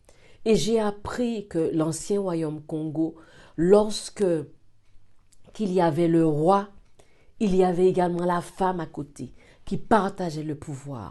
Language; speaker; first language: French; native; French